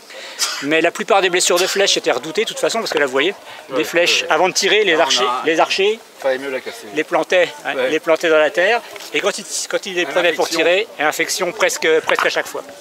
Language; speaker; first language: French; native; French